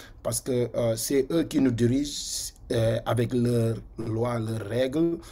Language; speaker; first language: French; non-native, local second language; Wolof